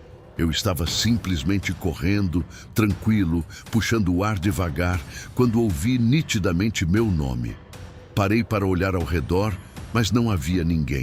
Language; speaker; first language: Portuguese; native; Portuguese